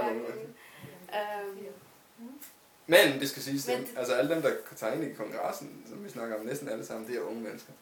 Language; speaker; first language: Danish; native; Danish